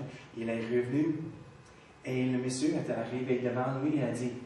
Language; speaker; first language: French; non-native, fluent; English